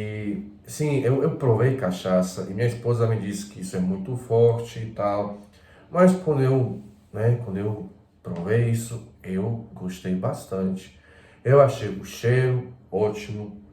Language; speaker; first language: Portuguese; non-native, fluent; Croatian